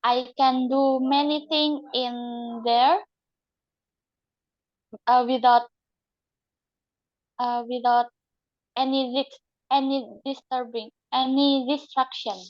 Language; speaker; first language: English; non-native, learner; Indonesian